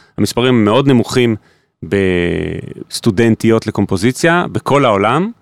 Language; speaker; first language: Hebrew; native; Hebrew